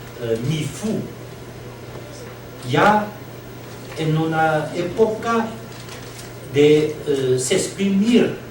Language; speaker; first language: Spanish; non-native, learner; Chinese